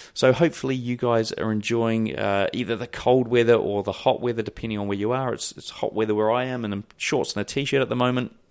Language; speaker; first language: English; native; English